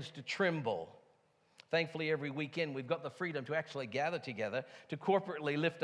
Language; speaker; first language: English; native; English